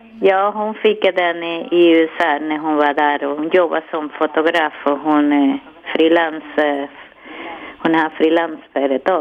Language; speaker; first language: Swedish; non-native, learner; Spanish